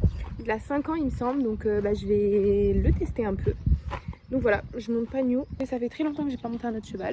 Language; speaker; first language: French; native; French